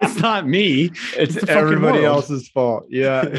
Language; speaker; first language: English; native; English